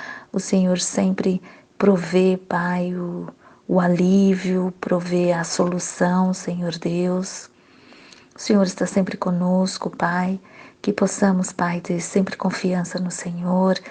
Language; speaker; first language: Portuguese; native; Portuguese